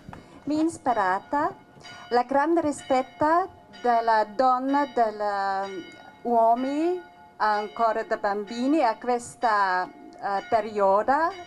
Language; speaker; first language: Italian; non-native, learner; German